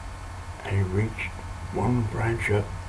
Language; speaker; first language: English; native; English